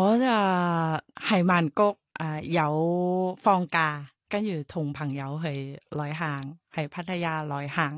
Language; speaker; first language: Cantonese; non-native, fluent; Thai